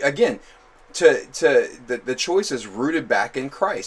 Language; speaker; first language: English; native; English